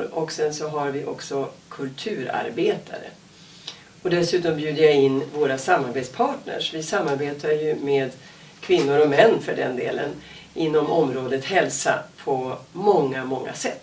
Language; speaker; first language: Swedish; native; Swedish